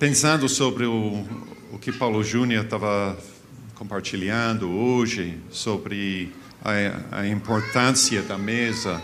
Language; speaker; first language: Portuguese; non-native, fluent; English